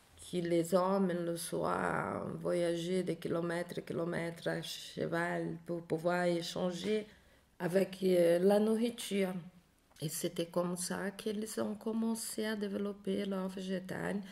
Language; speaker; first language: French; non-native, learner; Portuguese